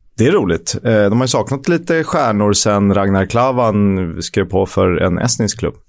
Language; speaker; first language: Swedish; native; Swedish